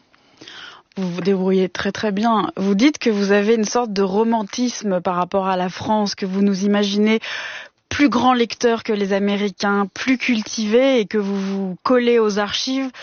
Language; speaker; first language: French; native; French